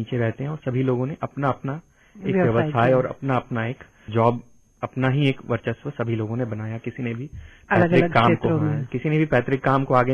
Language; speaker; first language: Hindi; native; Hindi